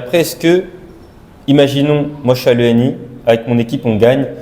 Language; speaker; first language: French; non-native, local second language; Malagasy